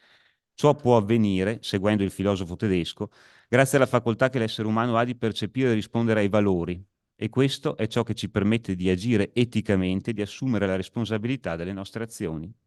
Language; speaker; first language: Italian; native; Italian